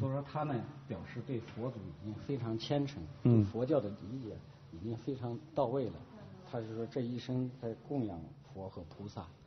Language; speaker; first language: Chinese; native; Chinese